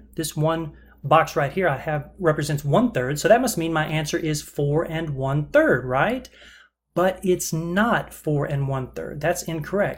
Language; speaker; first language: English; native; English